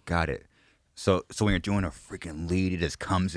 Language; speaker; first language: English; native; English